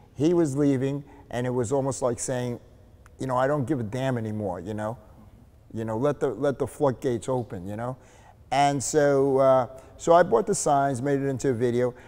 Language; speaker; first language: English; native; English